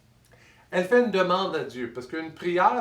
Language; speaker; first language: French; native; French